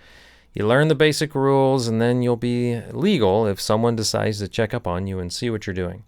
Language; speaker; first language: English; native; English